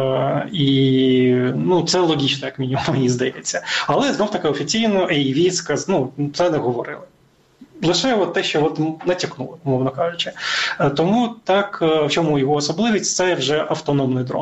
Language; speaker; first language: Ukrainian; native; Ukrainian